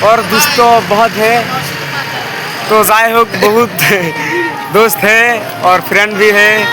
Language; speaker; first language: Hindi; non-native, learner; Bangla